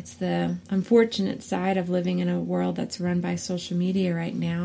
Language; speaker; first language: English; native; English